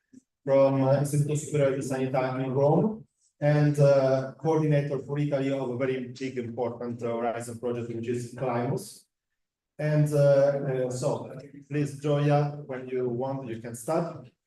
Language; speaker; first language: English; non-native, fluent; Italian